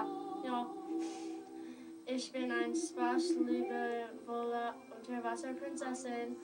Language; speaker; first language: German; non-native, learner; English